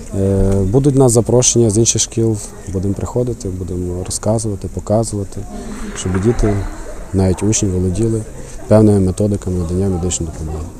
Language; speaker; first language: Ukrainian; native; Ukrainian